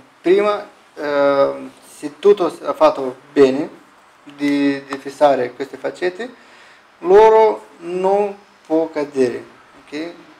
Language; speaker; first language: Italian; non-native, learner; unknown